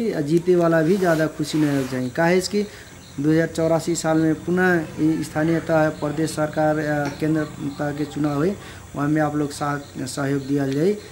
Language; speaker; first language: Bhojpuri; non-native, local second language; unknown